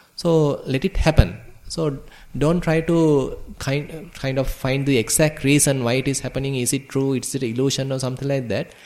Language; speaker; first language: English; non-native, local second language; Sinhala